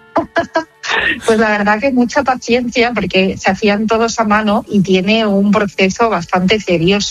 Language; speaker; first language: Spanish; native; Spanish